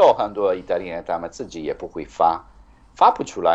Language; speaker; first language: Chinese; non-native, fluent; Italian